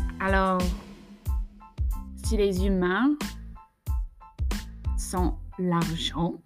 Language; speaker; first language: French; non-native, fluent; English